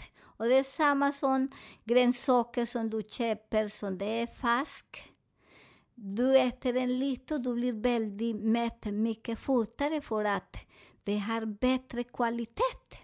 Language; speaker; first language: Swedish; non-native, learner; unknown